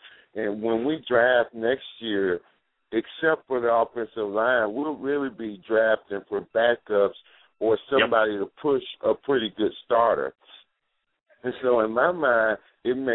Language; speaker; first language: English; native; English